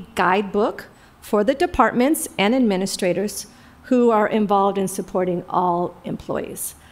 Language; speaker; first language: English; native; English